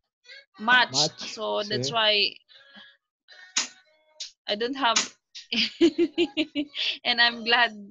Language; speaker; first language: English; non-native, local second language; Filipino